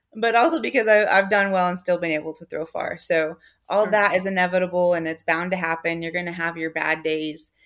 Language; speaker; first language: English; native; English